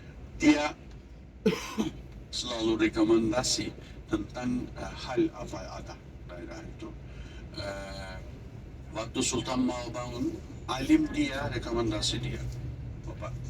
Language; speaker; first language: Indonesian; non-native, fluent; Turkish